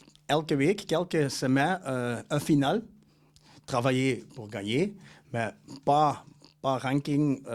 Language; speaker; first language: French; non-native, local second language; Dutch